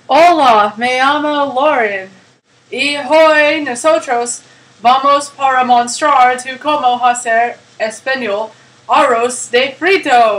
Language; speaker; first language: Spanish; non-native, learner; English